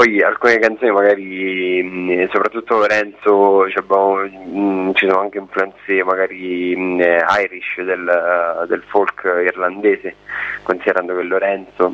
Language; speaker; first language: Italian; native; Italian